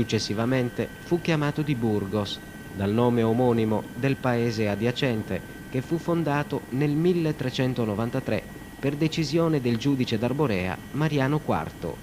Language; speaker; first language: Italian; native; Italian